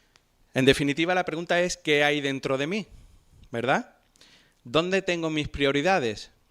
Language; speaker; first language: Spanish; native; Spanish